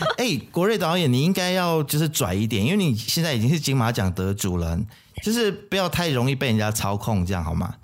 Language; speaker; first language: Chinese; native; Chinese